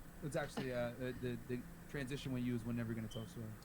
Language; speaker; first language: English; native; English